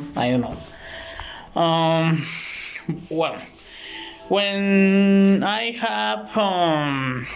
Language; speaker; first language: English; non-native, learner; Spanish